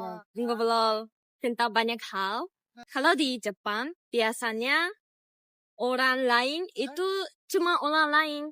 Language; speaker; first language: Indonesian; non-native, fluent; Japanese